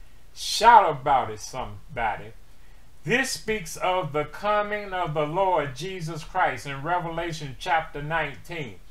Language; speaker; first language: English; native; English